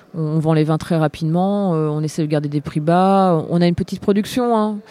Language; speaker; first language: French; native; French